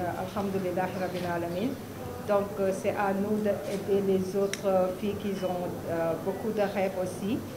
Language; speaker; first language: French; non-native, local second language; Wolof